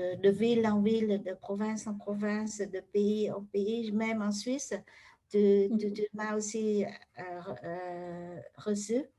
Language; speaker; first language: French; non-native, fluent; Vietnamese